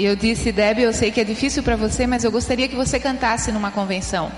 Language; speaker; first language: Portuguese; native; Portuguese